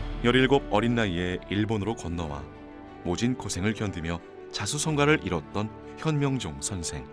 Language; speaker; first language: Korean; native; Korean